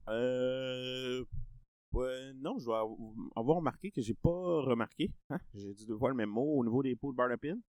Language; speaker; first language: French; native; French